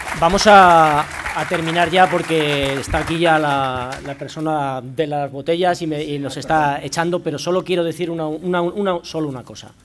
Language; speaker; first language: Spanish; native; Spanish